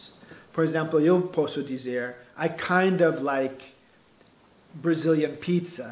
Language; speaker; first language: Portuguese; non-native, fluent; English